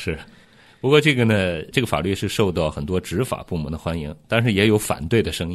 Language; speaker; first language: Chinese; native; Chinese